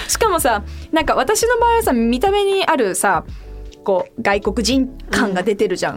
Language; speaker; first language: Japanese; native; Japanese